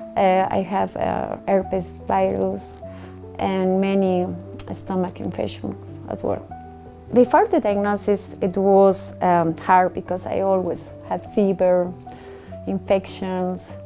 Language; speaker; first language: English; non-native, learner; Spanish